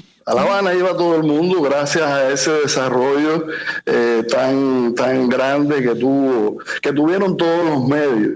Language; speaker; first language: Spanish; native; Spanish